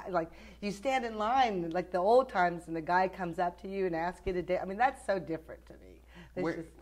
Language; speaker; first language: English; native; English